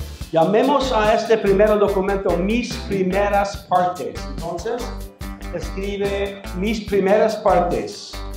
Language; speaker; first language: Spanish; non-native, learner; English